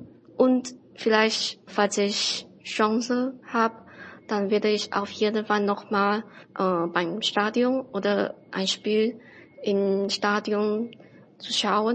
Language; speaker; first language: German; non-native, learner; Chinese